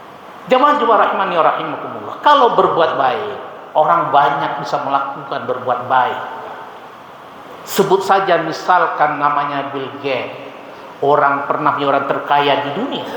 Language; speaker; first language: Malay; non-native, local second language; Minangkabau